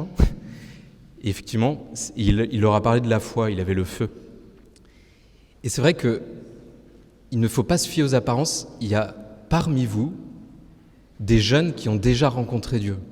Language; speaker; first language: French; native; French